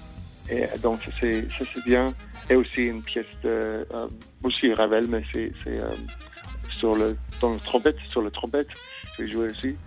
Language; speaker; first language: French; non-native, fluent; English